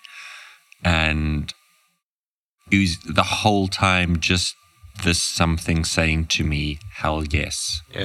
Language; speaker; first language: English; native; English